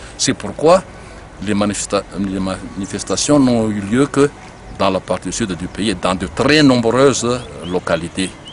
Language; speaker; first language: French; non-native, local second language; Malagasy